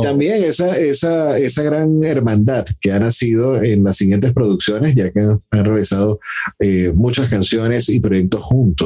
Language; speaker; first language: Spanish; native; Spanish